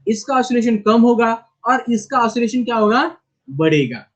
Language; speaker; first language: Hindi; non-native, local second language; Marathi